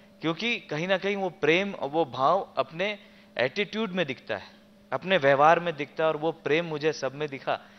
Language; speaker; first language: Hindi; native; Hindi